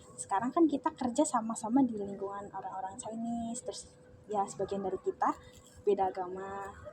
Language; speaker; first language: Indonesian; native; Indonesian